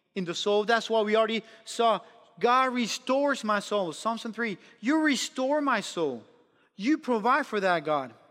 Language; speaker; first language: English; non-native, fluent; Spanish